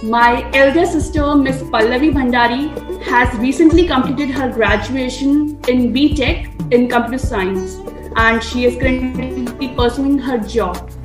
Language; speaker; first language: English; non-native, local second language; Hindi